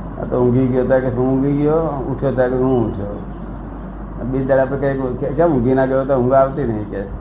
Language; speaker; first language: Gujarati; native; Gujarati